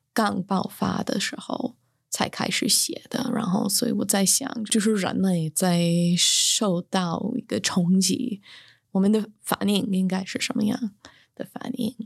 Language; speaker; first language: Chinese; non-native, fluent; English